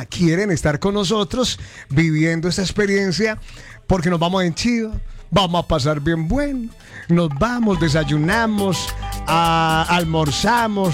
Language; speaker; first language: Spanish; native; Spanish